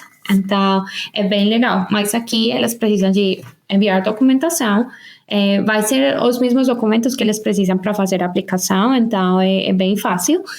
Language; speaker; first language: Portuguese; non-native, fluent; Spanish